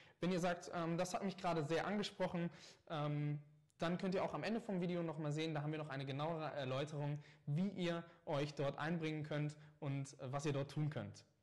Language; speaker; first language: German; native; German